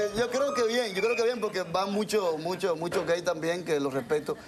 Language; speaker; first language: Spanish; native; Spanish